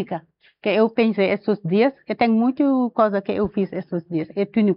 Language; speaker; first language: Portuguese; non-native, learner; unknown